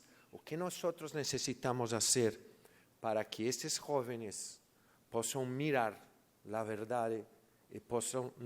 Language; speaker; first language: Spanish; non-native, learner; Portuguese